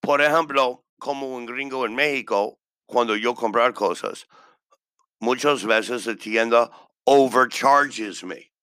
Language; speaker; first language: Spanish; non-native, learner; English